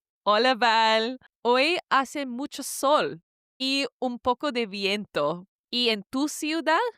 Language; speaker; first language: Spanish; non-native, learner; English